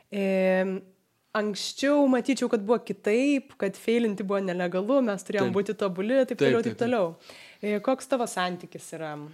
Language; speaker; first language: Lithuanian; native; Lithuanian